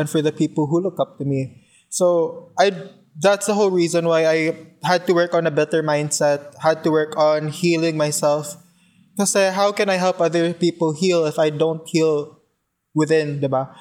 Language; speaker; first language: English; non-native, local second language; Cebuano